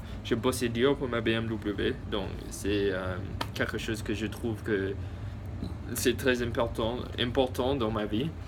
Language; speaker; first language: French; early bilingual, heritage; English